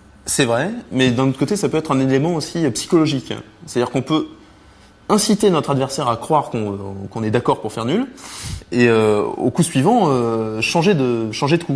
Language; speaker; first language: French; native; French